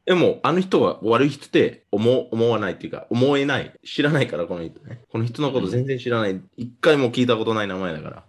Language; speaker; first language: Japanese; non-native, fluent; English